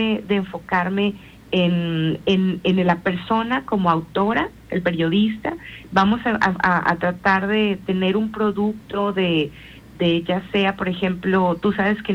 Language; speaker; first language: Spanish; native; Spanish